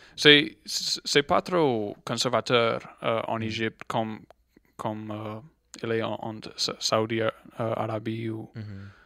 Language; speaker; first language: French; non-native, local second language; English